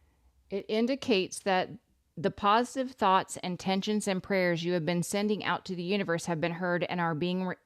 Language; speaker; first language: English; native; English